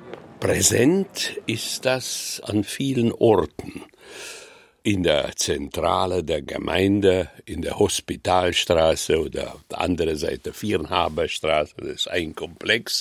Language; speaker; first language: German; non-native, fluent; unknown